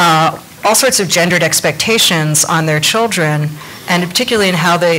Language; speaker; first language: English; native; English